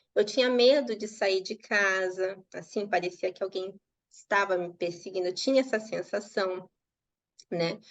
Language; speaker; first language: Portuguese; native; Portuguese